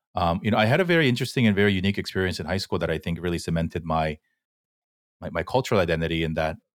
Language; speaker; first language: English; early bilingual, other home language; Korean